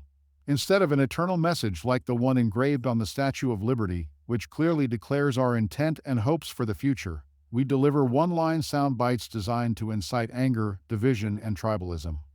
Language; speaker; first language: English; native; English